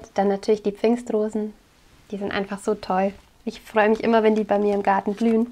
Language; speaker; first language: German; native; German